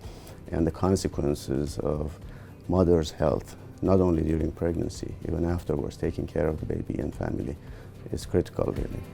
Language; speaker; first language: English; non-native, fluent; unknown